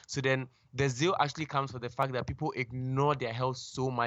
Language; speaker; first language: English; non-native, local second language; Akan